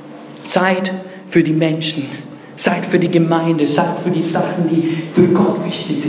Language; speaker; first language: German; non-native, fluent; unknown